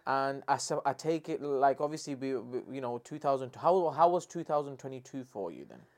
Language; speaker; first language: English; non-native, local second language; Urdu